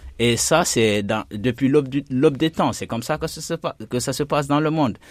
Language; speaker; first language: French; non-native, local second language; Fula